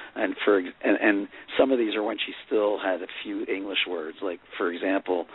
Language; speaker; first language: English; native; English